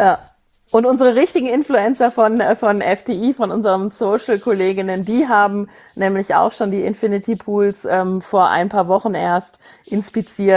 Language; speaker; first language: German; native; German